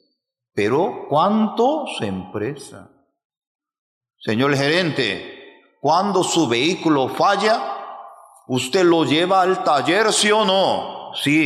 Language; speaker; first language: Spanish; non-native, fluent; Korean